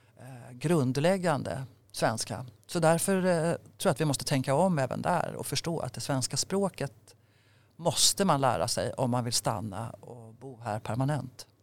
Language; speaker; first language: Swedish; native; Swedish